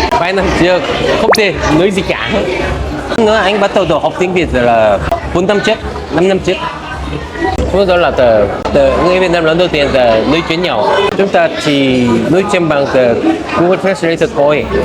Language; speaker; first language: Vietnamese; non-native, learner; Korean